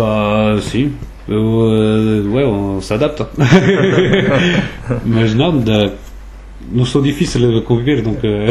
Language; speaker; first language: Portuguese; early bilingual, other home language; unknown